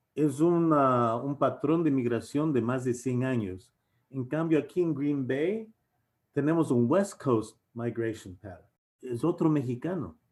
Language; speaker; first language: Spanish; native; Spanish